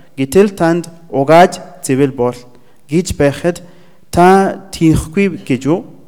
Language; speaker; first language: Mongolian; non-native, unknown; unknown